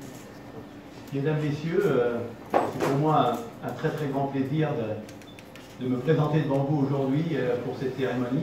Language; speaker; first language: French; native; French